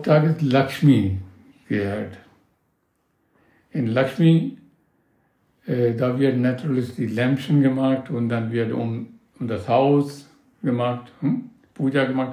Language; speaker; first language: German; non-native, learner; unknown